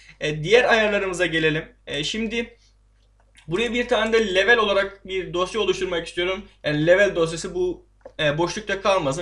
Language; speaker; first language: Turkish; native; Turkish